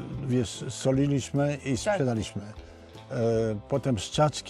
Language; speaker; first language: Polish; early bilingual, heritage; Polish